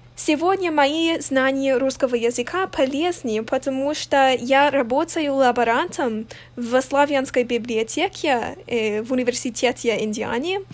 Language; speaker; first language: Russian; non-native, learner; English